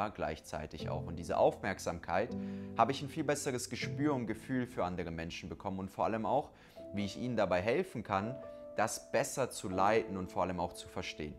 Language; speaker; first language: German; native; German